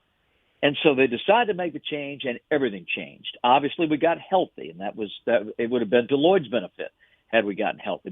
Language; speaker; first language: English; native; English